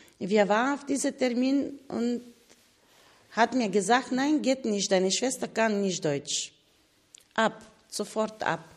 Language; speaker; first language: German; non-native, learner; Bulgarian